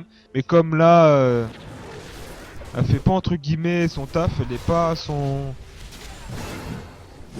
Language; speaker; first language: French; native; French